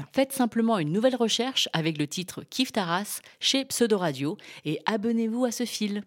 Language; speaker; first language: French; early bilingual, other home language; Chinese